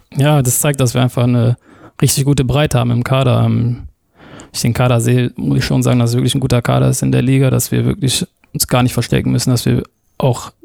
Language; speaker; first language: German; native; German